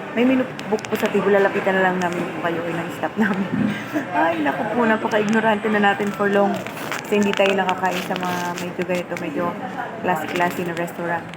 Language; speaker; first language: Filipino; native; Filipino